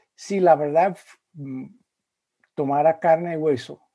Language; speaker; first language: Spanish; non-native, fluent; English